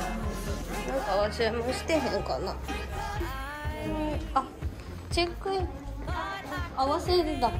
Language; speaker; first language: Japanese; native; Japanese